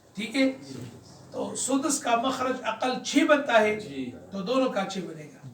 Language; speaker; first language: Urdu; non-native, local second language; Pashto